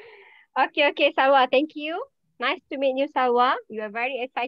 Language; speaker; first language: English; non-native, learner; Malay